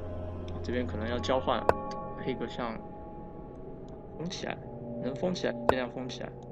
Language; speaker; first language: Chinese; native; Chinese